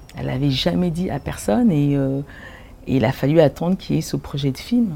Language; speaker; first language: French; early bilingual, other home language; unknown